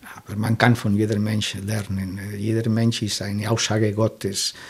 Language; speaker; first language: German; non-native, fluent; French